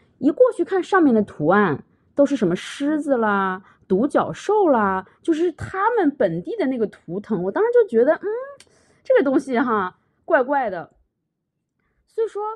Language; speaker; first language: Chinese; native; Chinese